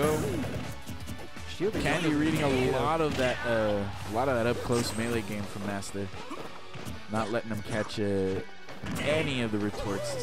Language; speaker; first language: English; native; English